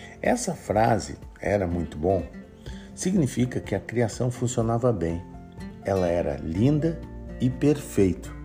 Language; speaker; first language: Portuguese; native; Portuguese